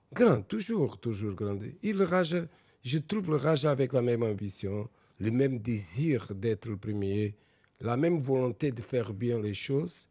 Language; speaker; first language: French; non-native, fluent; Portuguese